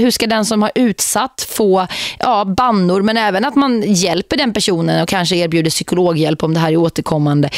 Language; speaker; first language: Swedish; native; Swedish